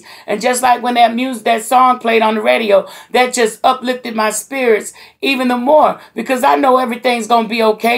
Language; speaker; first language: English; native; English